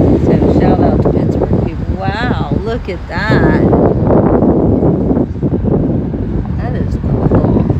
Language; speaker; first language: English; native; English